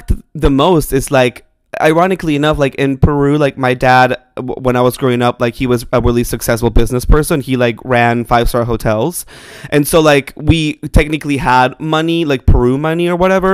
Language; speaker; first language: English; non-native, fluent; Spanish